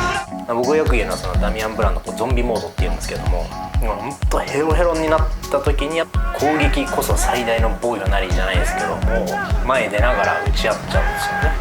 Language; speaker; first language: Japanese; native; Japanese